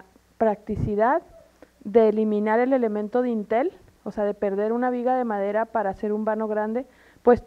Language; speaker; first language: Spanish; native; Spanish